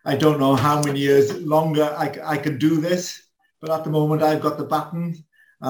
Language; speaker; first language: English; non-native, local second language; Welsh